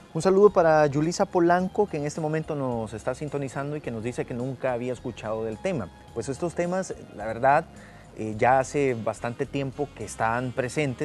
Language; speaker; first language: Spanish; native; Spanish